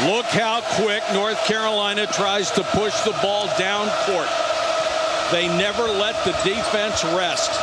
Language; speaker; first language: English; native; English